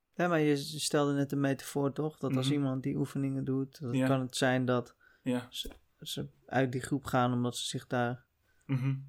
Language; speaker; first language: Dutch; native; Dutch